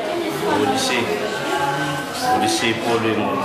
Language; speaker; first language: French; non-native, local second language; Malagasy